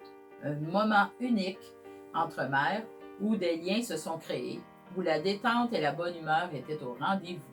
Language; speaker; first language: French; native; French